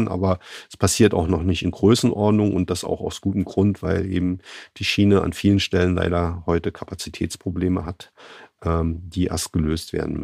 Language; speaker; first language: German; native; German